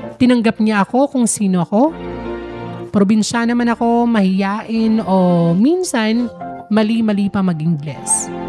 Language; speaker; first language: Filipino; non-native, local second language; Waray